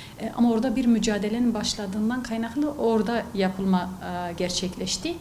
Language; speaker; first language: Turkish; non-native, local second language; Kurdish